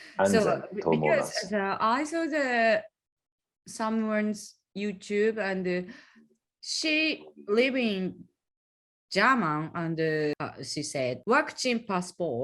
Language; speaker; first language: English; non-native, learner; Japanese